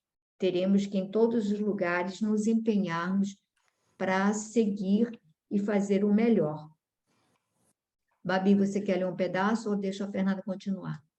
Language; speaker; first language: Portuguese; native; Portuguese